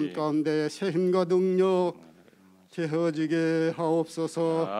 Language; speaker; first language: Korean; native; Korean